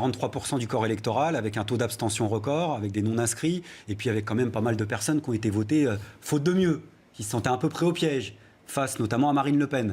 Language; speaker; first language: French; native; French